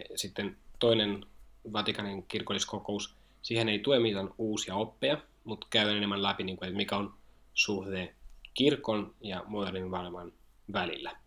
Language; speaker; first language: Finnish; non-native, fluent; Spanish